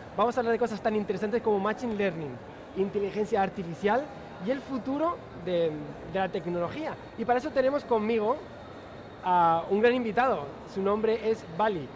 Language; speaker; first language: Spanish; native; Spanish